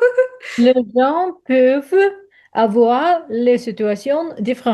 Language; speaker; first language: French; non-native, learner; Ukrainian